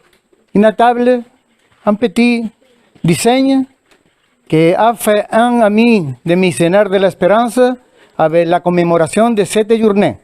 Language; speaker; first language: French; non-native, learner; Spanish